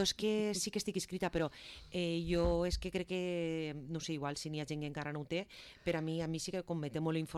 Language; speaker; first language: Catalan; native; Catalan